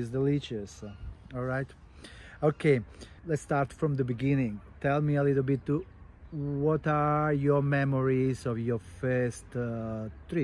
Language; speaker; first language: English; non-native, fluent; Italian